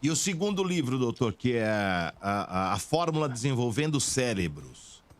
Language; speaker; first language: Portuguese; native; Portuguese